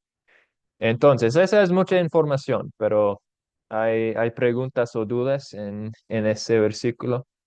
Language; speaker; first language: Spanish; non-native, fluent; English